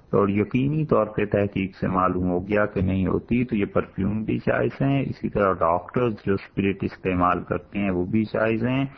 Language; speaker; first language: Urdu; native; Urdu